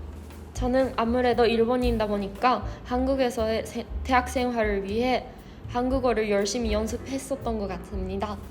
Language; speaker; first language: Korean; non-native, fluent; Japanese